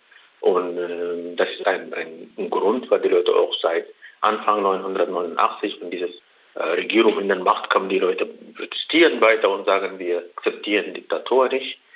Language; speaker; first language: German; non-native, learner; Arabic